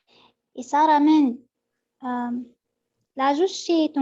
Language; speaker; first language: Korean; non-native, learner; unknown